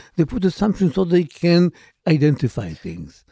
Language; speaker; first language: English; non-native, fluent; Hebrew